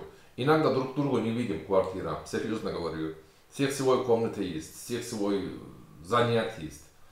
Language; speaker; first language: Russian; non-native, learner; Turkish